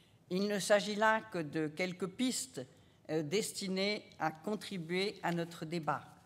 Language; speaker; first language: French; native; French